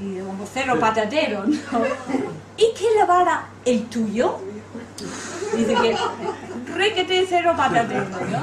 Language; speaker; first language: Spanish; non-native, fluent; English